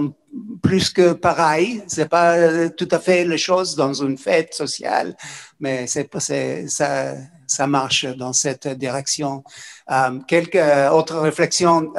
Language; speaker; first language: French; non-native, fluent; English